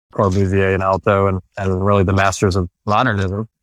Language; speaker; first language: English; non-native, fluent; Spanish